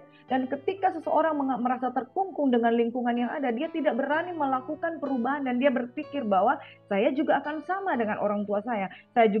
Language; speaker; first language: Indonesian; native; Indonesian